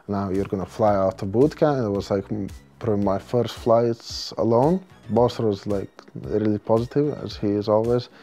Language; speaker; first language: English; non-native, fluent; Russian